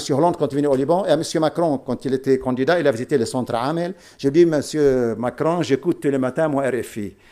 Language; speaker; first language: French; non-native, local second language; Arabic